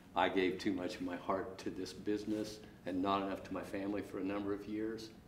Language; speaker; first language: English; native; English